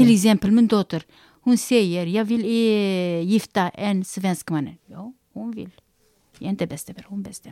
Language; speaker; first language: Swedish; non-native, learner; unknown